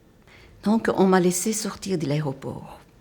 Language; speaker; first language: French; non-native, fluent; Portuguese